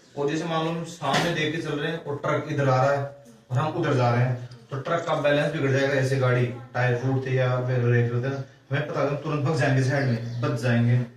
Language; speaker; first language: Hindi; native; Hindi